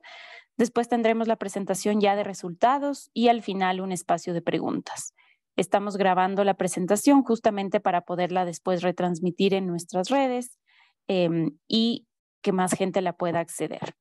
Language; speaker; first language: Spanish; native; Spanish